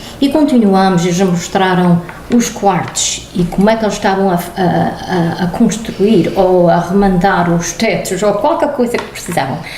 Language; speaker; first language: Portuguese; early bilingual, heritage; Portuguese